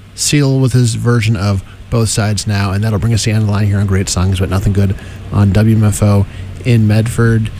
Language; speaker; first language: English; native; English